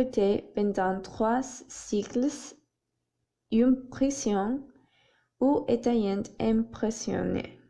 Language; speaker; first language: French; non-native, learner; Spanish